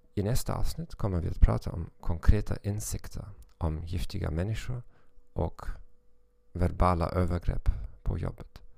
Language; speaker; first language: Swedish; non-native, fluent; German